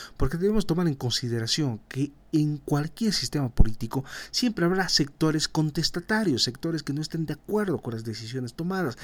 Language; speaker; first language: Spanish; native; Spanish